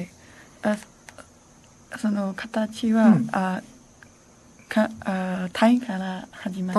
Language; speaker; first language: Japanese; non-native, learner; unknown